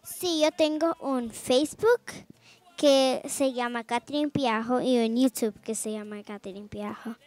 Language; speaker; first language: Spanish; early bilingual, heritage; Spanish